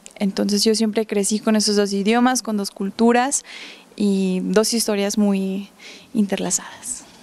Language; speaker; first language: Spanish; early bilingual, heritage; Spanish